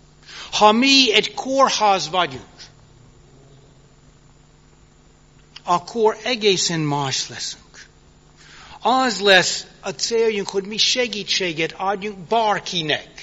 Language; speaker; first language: Hungarian; early bilingual, heritage; English